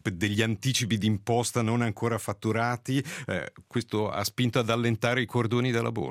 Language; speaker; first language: Italian; native; Italian